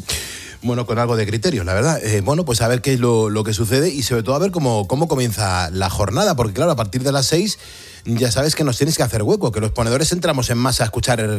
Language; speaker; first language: Spanish; native; Spanish